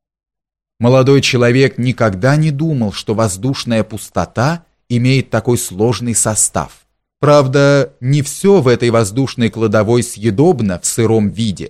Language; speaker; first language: Russian; native; Russian